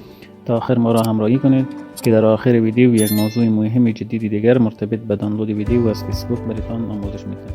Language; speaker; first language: Persian; native; Persian